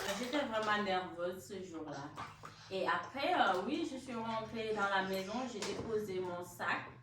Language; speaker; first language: French; non-native, local second language; Wolof